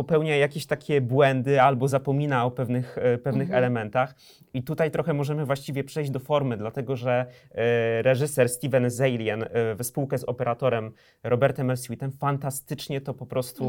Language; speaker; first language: Polish; native; Polish